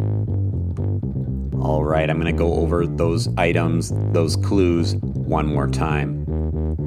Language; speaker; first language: English; native; English